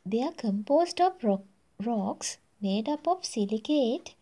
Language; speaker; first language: English; non-native, local second language; Sinhala